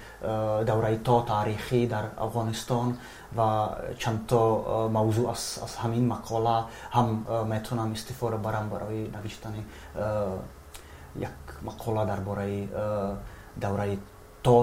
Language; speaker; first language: Persian; non-native, fluent; Czech